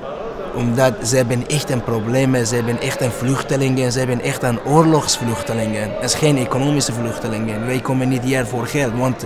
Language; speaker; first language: Dutch; non-native, learner; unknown